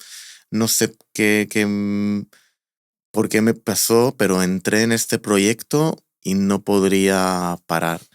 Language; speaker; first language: Spanish; non-native, fluent; Hebrew